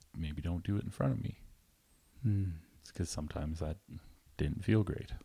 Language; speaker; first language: English; native; English